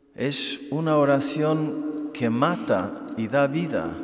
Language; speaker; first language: Spanish; non-native, fluent; English